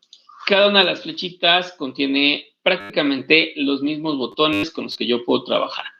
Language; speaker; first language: Spanish; native; Spanish